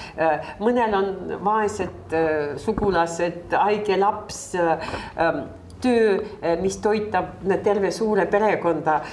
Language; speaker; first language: Estonian; non-native, local second language; Russian